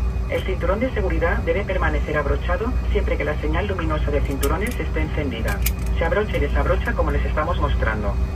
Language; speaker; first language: Spanish; native; Spanish